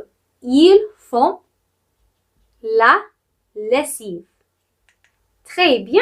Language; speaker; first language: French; non-native, fluent; English